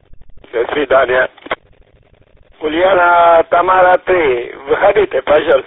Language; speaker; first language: Russian; non-native, learner; Romanian